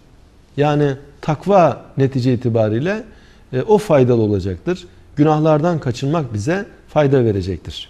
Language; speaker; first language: Turkish; native; Turkish